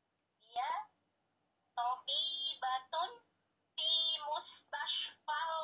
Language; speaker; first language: Arabic; non-native, learner; Indonesian